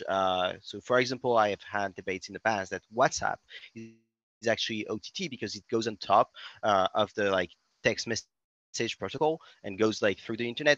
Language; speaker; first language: English; non-native, fluent; French